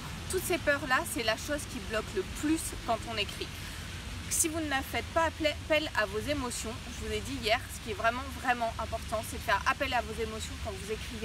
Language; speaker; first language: French; native; French